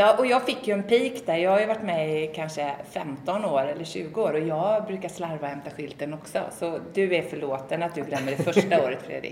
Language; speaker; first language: Swedish; native; Swedish